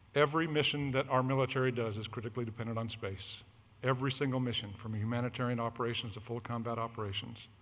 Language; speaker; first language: English; native; English